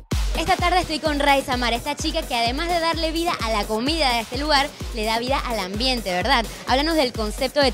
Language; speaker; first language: Spanish; native; Spanish